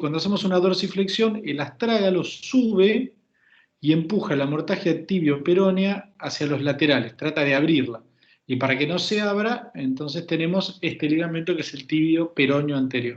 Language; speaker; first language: Spanish; native; Spanish